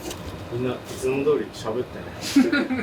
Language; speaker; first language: Japanese; native; Japanese